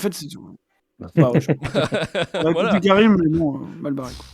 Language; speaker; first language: French; native; French